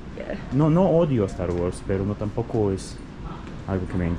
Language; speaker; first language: Spanish; non-native, fluent; German